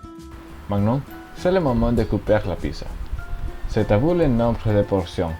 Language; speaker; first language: French; non-native, learner; Spanish